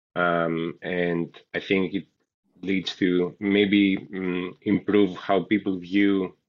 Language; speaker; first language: English; non-native, fluent; Greek